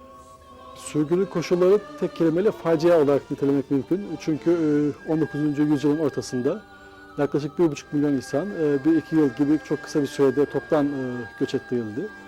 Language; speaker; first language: Turkish; native; Turkish